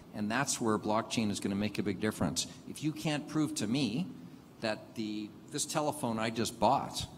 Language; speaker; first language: English; native; English